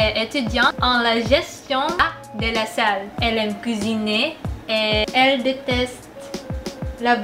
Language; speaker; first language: French; non-native, learner; Filipino